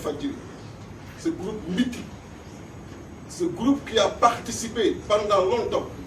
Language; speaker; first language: French; non-native, local second language; Wolof